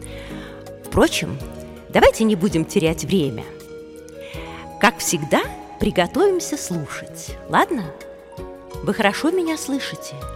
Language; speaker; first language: Russian; native; Russian